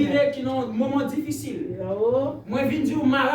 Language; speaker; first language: French; non-native, local second language; Haitian Creole